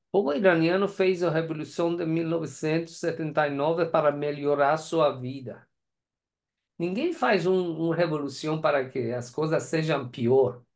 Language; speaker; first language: Portuguese; non-native, learner; Persian